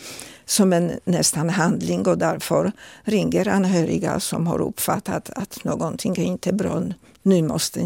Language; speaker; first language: Swedish; non-native, fluent; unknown